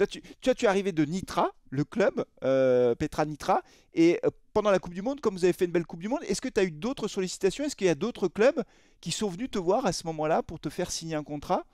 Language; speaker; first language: French; native; French